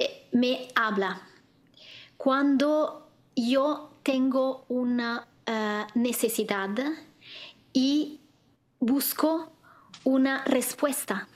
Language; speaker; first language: Spanish; non-native, learner; Italian